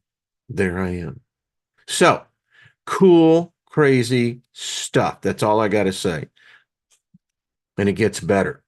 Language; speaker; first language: English; native; English